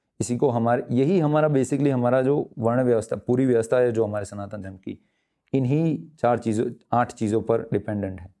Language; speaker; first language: Hindi; non-native, local second language; Gujarati